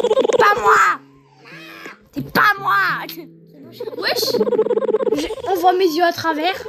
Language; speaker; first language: French; native; French